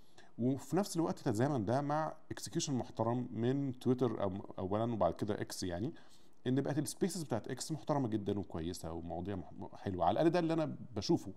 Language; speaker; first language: Arabic; native; Arabic